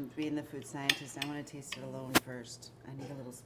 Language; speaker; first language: English; native; English